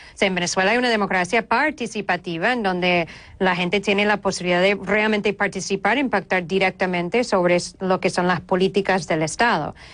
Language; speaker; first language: Spanish; non-native, fluent; English